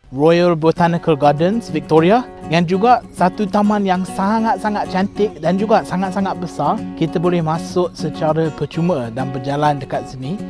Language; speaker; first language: Malay; non-native, fluent; English